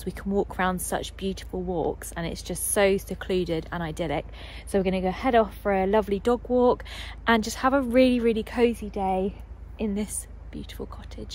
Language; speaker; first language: English; native; English